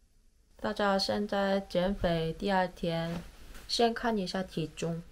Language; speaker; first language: Chinese; non-native, fluent; Korean